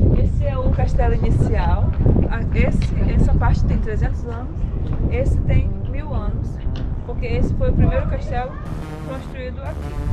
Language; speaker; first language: Portuguese; non-native, learner; English